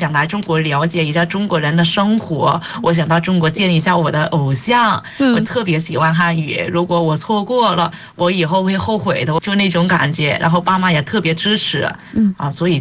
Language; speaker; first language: Chinese; non-native, fluent; Vietnamese